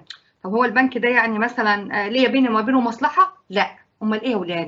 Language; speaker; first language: Arabic; native; Arabic